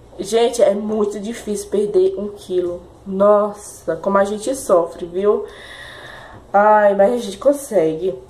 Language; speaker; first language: Portuguese; native; Portuguese